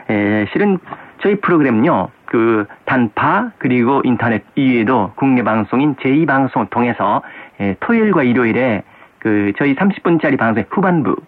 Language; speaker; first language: Korean; non-native, fluent; Japanese